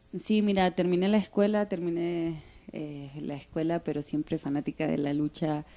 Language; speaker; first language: Spanish; native; Spanish